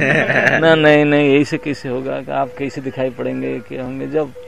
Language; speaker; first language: Hindi; non-native, local second language; Odia